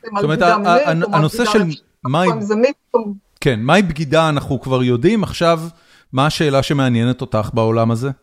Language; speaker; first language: Hebrew; native; Hebrew